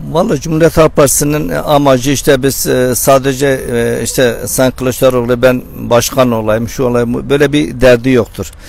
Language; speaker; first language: Turkish; non-native, local second language; Kurdish